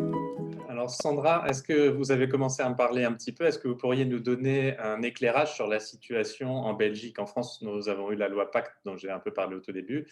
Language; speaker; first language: French; native; French